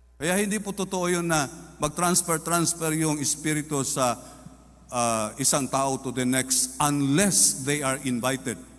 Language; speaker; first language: Filipino; non-native, local second language; Cebuano